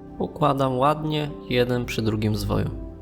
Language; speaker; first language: Polish; native; Polish